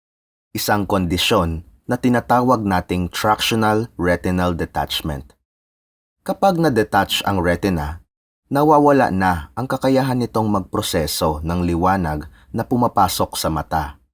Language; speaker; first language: Filipino; native; Filipino